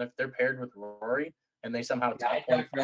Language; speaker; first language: English; native; English